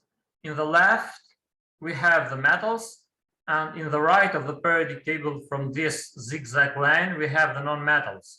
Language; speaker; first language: English; non-native, fluent; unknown